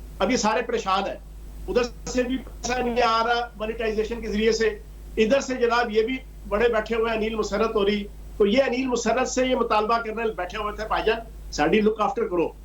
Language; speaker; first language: Urdu; non-native, local second language; Punjabi